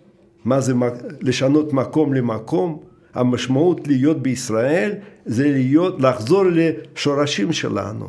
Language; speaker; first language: Hebrew; non-native, fluent; Russian